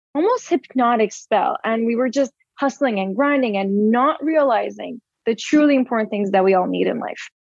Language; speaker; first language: English; early bilingual, other home language; Portuguese